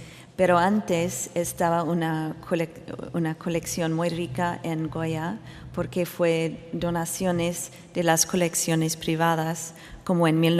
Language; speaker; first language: Spanish; non-native, fluent; English